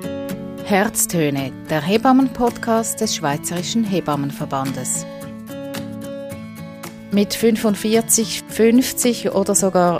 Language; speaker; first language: German; native; German